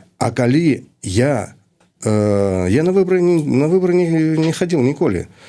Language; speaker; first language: Belarusian; native; Belarusian